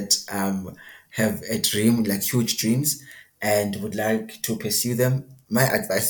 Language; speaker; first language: English; non-native, local second language; Xhosa